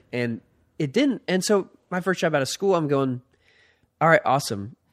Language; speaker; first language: English; native; English